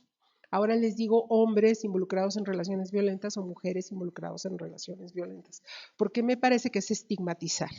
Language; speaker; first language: Spanish; native; Spanish